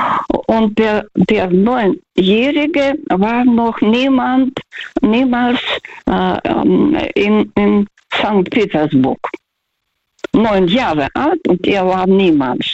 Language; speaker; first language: German; non-native, fluent; Russian